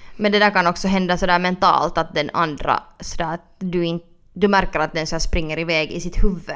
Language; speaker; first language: Swedish; native; Swedish